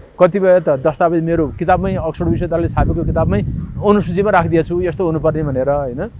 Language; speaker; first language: Nepali; native; Nepali